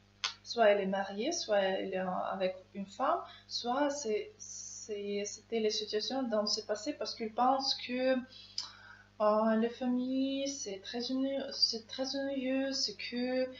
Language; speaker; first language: French; non-native, learner; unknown